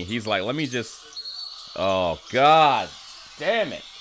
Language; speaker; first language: English; native; English